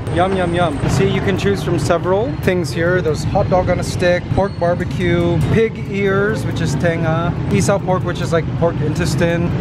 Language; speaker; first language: English; native; English